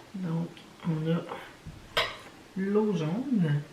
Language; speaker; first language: French; native; French